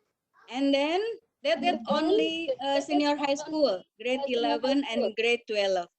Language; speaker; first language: English; non-native, learner; Indonesian